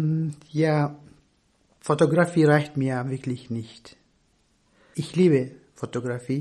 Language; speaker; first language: German; non-native, fluent; Turkish